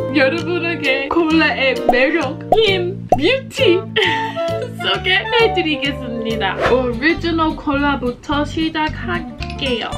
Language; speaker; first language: Korean; non-native, fluent; English